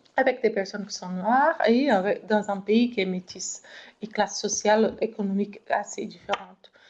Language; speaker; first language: French; non-native, fluent; Portuguese